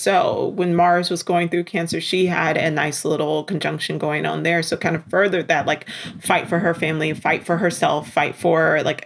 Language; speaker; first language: English; native; English